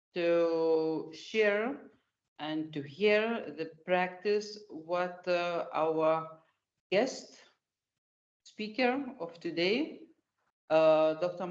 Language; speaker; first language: English; non-native, fluent; Lithuanian